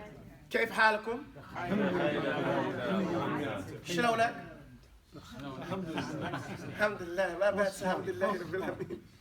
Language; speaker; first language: Arabic; non-native, fluent; English